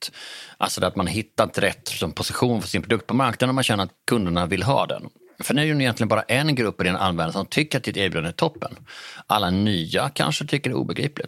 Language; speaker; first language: Swedish; native; Swedish